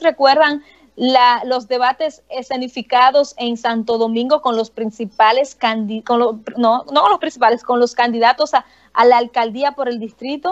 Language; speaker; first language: Spanish; native; Spanish